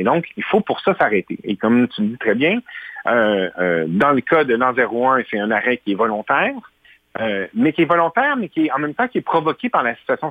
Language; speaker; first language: French; native; French